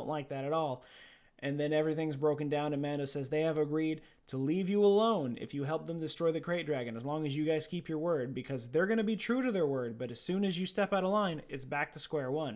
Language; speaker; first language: English; native; English